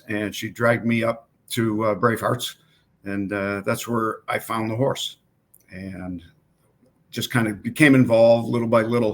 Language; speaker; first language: English; native; English